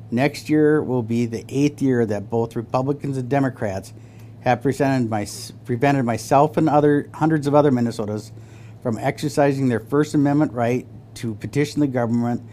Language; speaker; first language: English; native; English